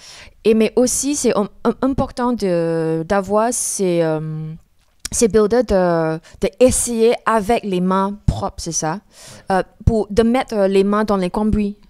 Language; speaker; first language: French; non-native, fluent; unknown